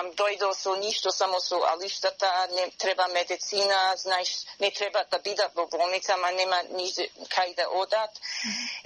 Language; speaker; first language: Macedonian; early bilingual, heritage; Macedonian